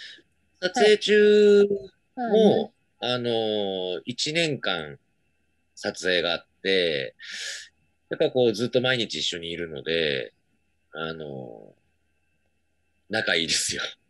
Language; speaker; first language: Japanese; native; Japanese